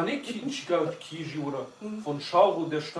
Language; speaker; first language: German; early bilingual, other home language; Kurdish